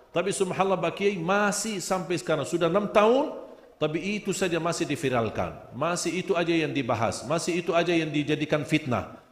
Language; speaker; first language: Malay; non-native, fluent; Arabic